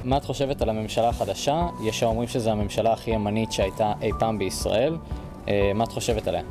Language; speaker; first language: Hebrew; native; Hebrew